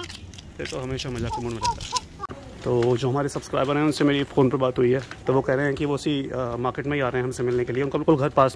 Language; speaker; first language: Hindi; native; Hindi